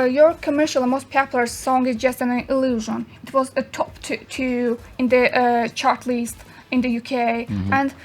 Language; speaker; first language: English; non-native, learner; Azerbaijani